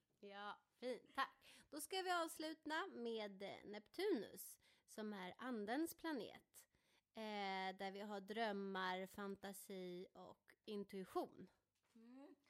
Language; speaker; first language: Swedish; native; Swedish